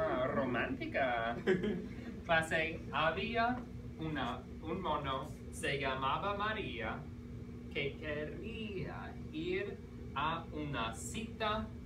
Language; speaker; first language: Spanish; non-native, fluent; English